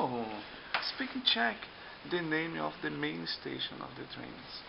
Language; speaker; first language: English; non-native, learner; Portuguese